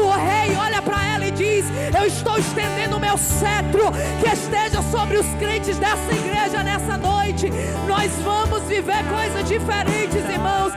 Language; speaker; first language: Portuguese; native; Portuguese